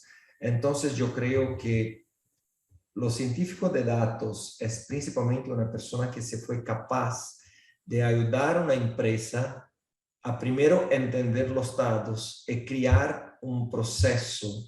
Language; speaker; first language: Spanish; non-native, fluent; Portuguese